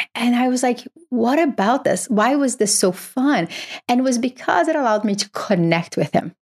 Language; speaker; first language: English; non-native, fluent; Portuguese